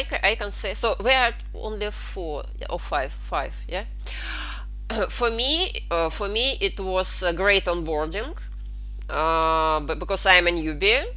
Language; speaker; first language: English; non-native, fluent; Russian